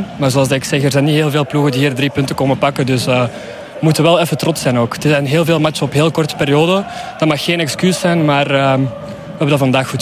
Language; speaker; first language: Dutch; native; Dutch